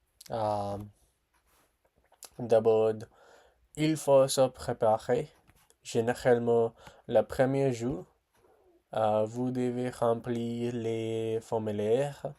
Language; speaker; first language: French; non-native, learner; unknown